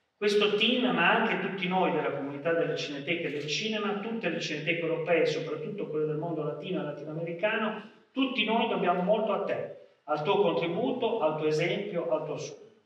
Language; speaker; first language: Italian; native; Italian